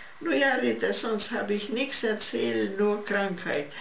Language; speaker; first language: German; early bilingual, heritage; German